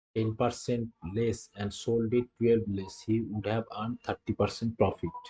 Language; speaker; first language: English; non-native, local second language; Bangla